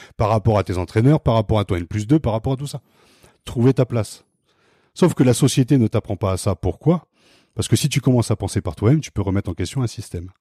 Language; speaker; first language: French; native; French